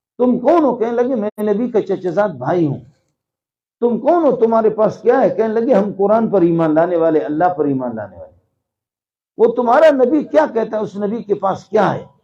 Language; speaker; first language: Urdu; non-native, local second language; Brahui